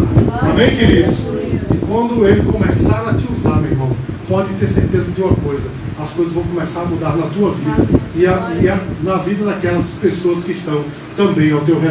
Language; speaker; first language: Portuguese; native; Portuguese